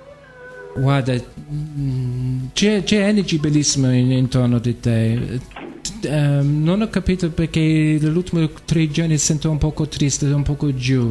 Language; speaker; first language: Italian; non-native, learner; English